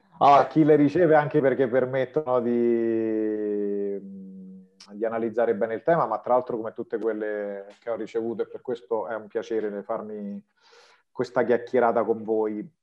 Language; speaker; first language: Italian; native; Italian